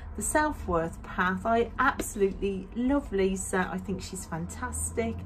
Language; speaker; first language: English; native; English